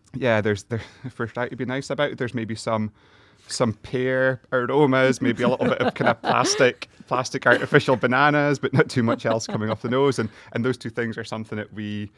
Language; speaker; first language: English; native; English